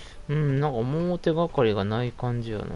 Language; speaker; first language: Japanese; native; Japanese